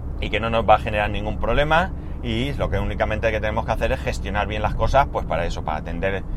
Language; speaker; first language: Spanish; native; Spanish